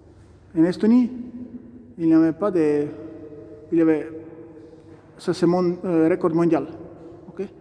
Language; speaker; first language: French; non-native, learner; Estonian